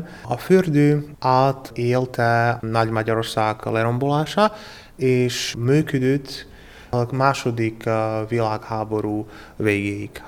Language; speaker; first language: Hungarian; non-native, learner; Slovak